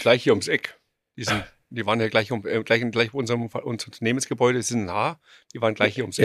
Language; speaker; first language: German; native; German